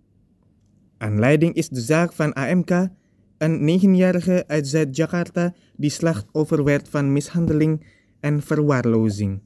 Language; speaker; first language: Dutch; non-native, fluent; Indonesian